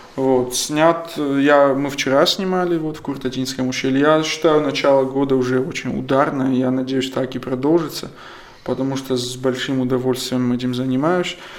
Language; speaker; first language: Russian; non-native, local second language; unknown